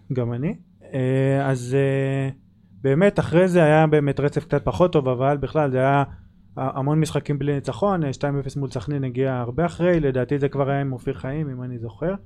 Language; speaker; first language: Hebrew; native; Hebrew